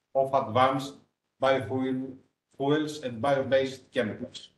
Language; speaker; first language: English; non-native, fluent; Greek